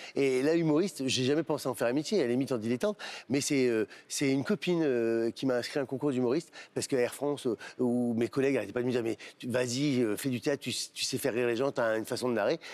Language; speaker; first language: French; native; French